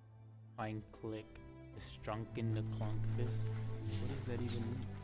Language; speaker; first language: English; native; English